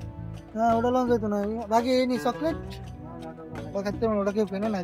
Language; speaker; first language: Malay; non-native, learner; Bangla